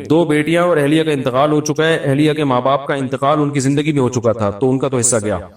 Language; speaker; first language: Urdu; native; Urdu